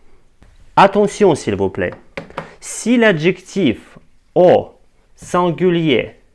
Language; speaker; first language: French; non-native, fluent; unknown